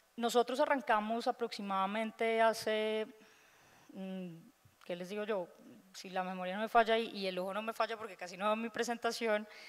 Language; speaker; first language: Spanish; native; Spanish